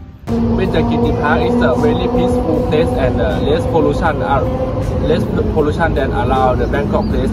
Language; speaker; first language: English; non-native, learner; Thai